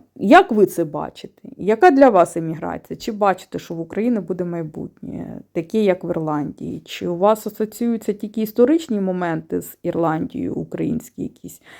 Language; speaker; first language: Ukrainian; non-native, local second language; Russian